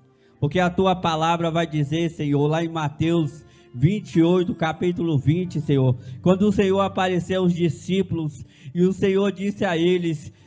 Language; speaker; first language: Portuguese; native; Portuguese